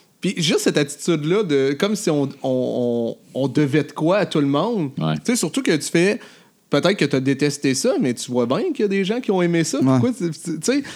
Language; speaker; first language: French; native; French